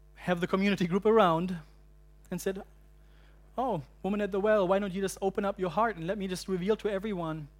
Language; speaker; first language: English; non-native, fluent; German